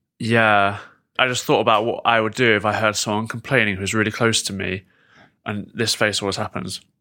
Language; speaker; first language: English; native; English